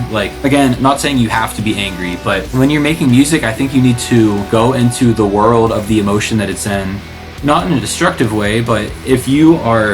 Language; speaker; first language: English; native; English